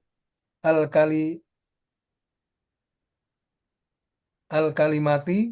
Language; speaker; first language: Arabic; non-native, learner; Indonesian